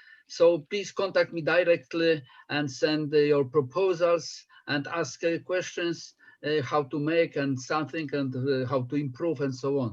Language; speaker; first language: English; non-native, fluent; Polish